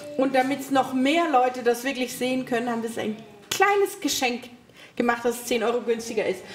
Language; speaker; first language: German; native; German